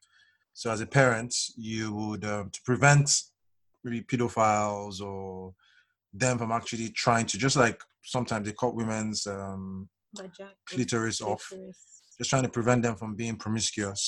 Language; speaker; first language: English; non-native, local second language; Yoruba